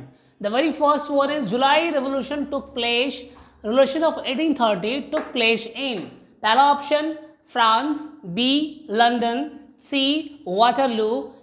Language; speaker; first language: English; non-native, local second language; Hindi